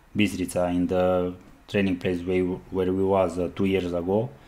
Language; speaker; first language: English; non-native, learner; Romanian